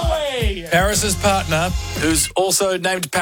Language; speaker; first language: English; native; English